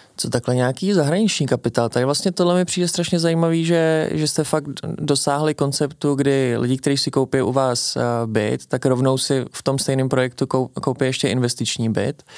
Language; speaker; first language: Czech; native; Czech